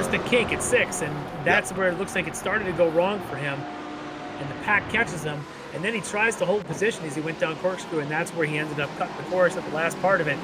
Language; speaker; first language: English; native; English